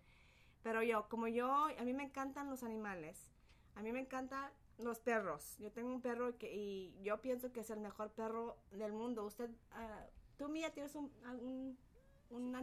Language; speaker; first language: Spanish; early bilingual, heritage; Spanish